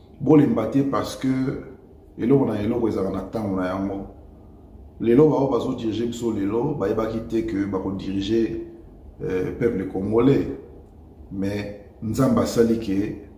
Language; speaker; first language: Lingala; native; Lingala